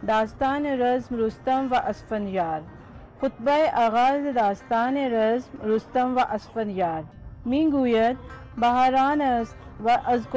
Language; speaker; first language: Persian; non-native, learner; Urdu